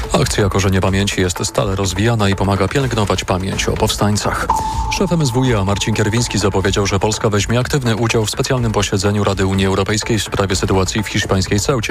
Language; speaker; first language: Polish; native; Polish